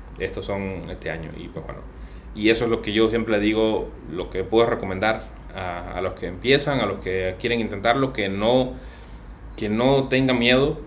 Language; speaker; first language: Spanish; native; Spanish